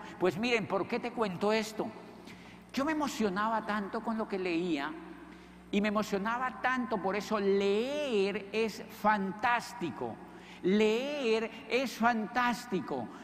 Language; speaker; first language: Spanish; native; Spanish